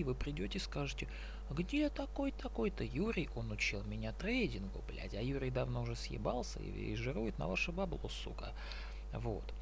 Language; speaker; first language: Russian; native; Russian